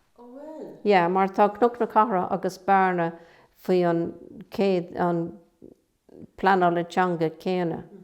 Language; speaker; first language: Irish; native; Irish